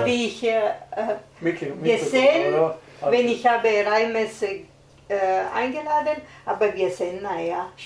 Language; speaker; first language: German; non-native, learner; Italian